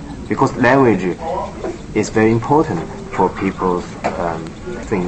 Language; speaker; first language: English; non-native, learner; Japanese